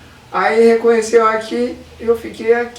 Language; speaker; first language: Portuguese; non-native, learner; Japanese